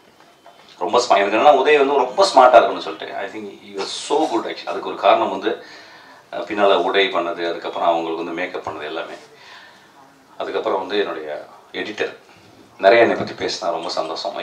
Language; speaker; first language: Tamil; native; Tamil